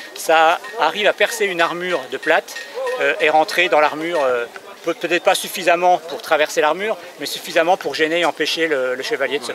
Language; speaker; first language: French; native; French